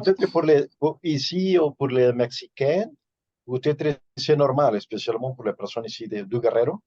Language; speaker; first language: French; non-native, learner; Spanish